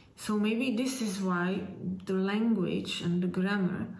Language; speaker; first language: English; non-native, fluent; Czech